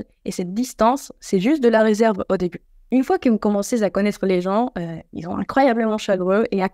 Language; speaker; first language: French; non-native, fluent; Spanish